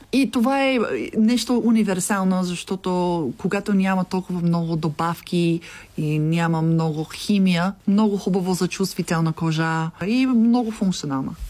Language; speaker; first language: Bulgarian; non-native, learner; English